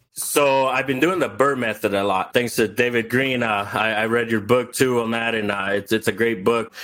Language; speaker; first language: English; early bilingual, other home language; Spanish